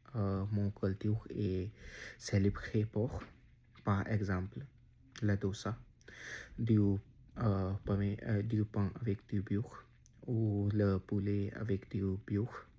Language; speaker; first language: French; non-native, learner; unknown